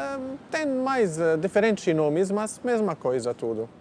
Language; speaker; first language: Portuguese; non-native, learner; Arabic